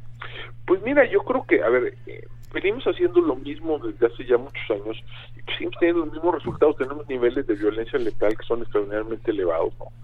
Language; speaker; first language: Spanish; native; Spanish